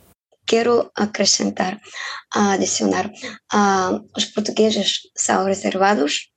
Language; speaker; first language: Portuguese; non-native, fluent; Bulgarian